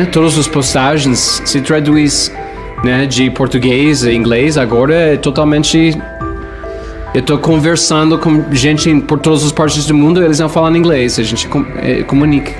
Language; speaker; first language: Portuguese; non-native, fluent; English